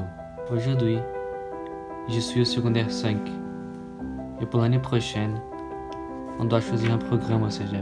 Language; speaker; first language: French; non-native, fluent; Portuguese